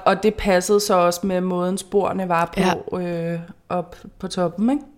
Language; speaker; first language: Danish; native; Danish